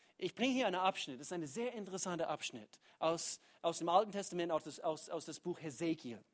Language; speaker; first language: German; non-native, fluent; English